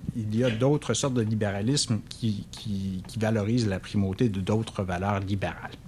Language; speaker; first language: French; native; French